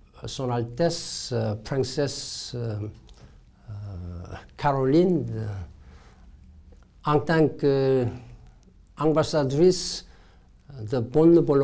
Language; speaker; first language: French; non-native, learner; Korean